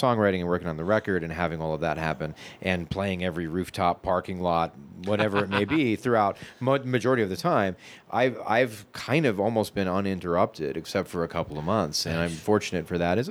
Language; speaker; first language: English; native; English